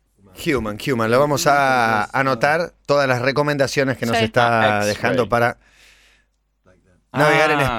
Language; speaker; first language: Spanish; native; Spanish